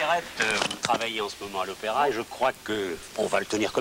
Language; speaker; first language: French; native; French